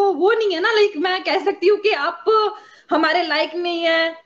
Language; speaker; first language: Hindi; native; Hindi